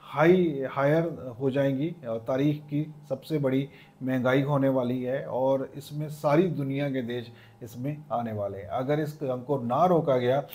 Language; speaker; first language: Urdu; non-native, local second language; Punjabi